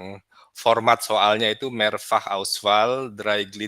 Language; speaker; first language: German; non-native, fluent; Indonesian